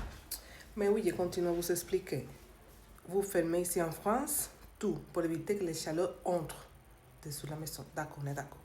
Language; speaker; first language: French; non-native, learner; Spanish